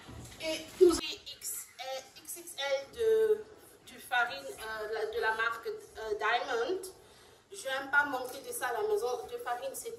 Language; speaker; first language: French; non-native, local second language; Lingala